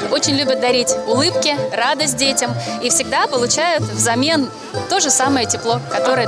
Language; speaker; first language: Russian; native; Russian